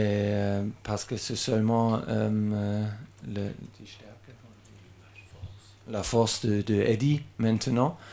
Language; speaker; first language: French; non-native, learner; German